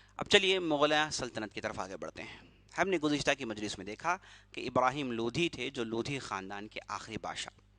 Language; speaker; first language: Urdu; native; Urdu